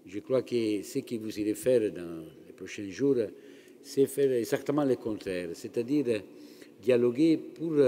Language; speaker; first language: French; non-native, fluent; Italian